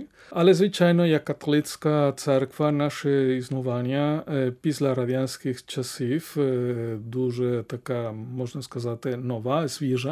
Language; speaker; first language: Ukrainian; non-native, fluent; Spanish